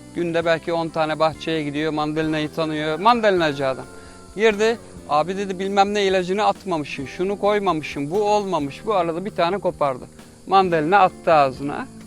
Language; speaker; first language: Turkish; native; Turkish